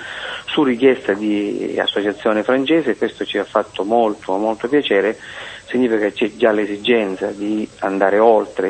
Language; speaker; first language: Italian; native; Italian